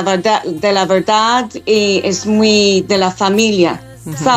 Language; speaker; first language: Spanish; non-native, fluent; English